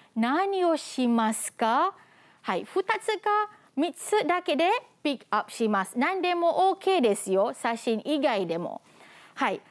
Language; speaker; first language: Japanese; non-native, fluent; Malay